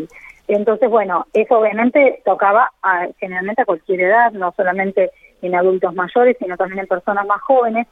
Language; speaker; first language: Spanish; native; Spanish